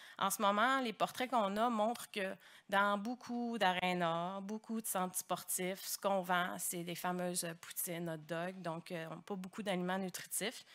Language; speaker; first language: French; native; French